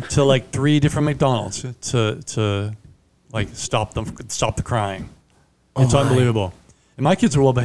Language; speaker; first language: English; non-native, fluent; Italian